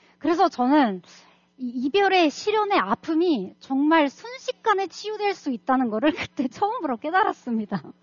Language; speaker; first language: Korean; non-native, fluent; Russian